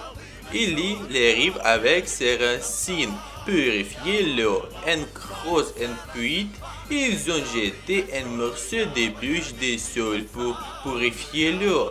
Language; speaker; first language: French; non-native, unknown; Ukrainian